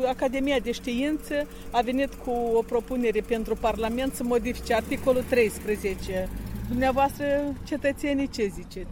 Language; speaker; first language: Romanian; native; Romanian